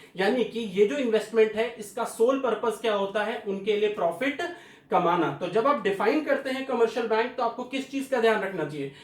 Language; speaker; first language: Hindi; native; Hindi